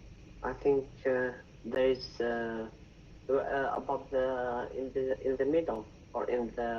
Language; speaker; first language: English; non-native, learner; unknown